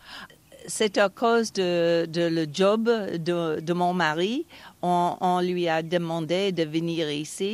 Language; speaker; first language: French; non-native, fluent; English